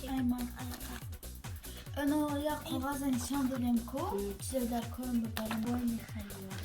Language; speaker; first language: Persian; early bilingual, heritage; Tajik